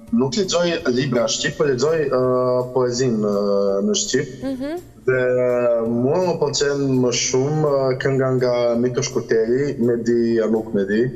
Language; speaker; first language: Albanian; non-native, local second language; Serbian